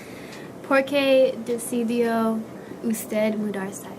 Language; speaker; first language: Spanish; non-native, learner; English